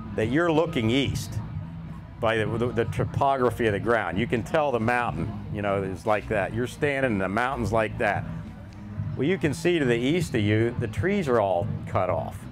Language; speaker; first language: English; native; English